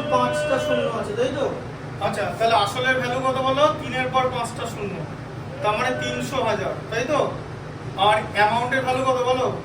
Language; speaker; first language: Bangla; native; Bangla